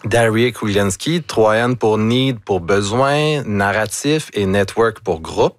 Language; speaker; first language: French; native; French